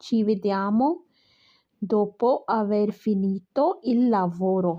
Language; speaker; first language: Italian; non-native, fluent; Urdu